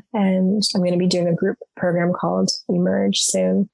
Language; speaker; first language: English; native; English